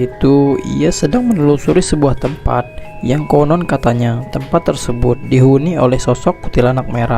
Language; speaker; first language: Indonesian; native; Indonesian